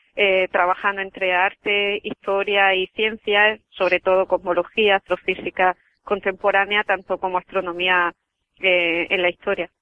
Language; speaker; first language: Spanish; native; Spanish